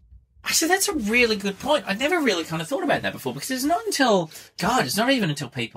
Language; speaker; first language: English; native; English